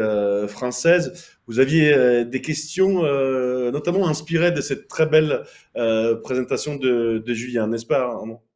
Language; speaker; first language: French; native; French